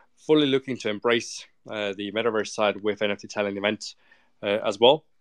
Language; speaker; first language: English; non-native, fluent; Estonian